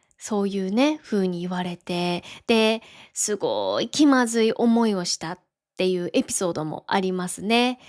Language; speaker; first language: Japanese; native; Japanese